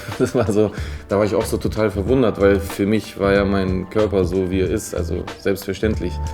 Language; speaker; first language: German; native; German